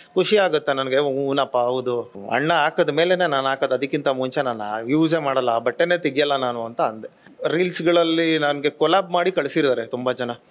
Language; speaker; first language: Kannada; native; Kannada